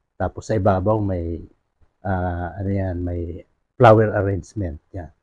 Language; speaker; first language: Filipino; non-native, local second language; Bikol